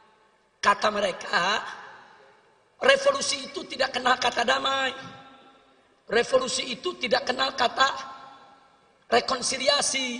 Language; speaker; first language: Indonesian; native; Indonesian